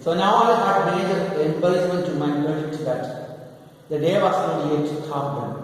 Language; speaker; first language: English; non-native, local second language; Malayalam